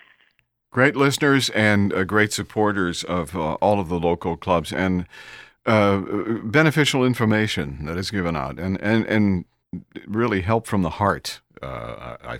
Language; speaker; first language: English; native; English